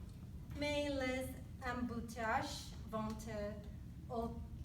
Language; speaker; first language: French; non-native, learner; English